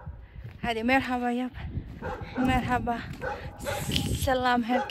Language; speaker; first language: Turkish; non-native, learner; Filipino